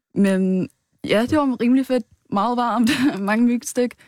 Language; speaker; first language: Danish; early bilingual, other home language; Vietnamese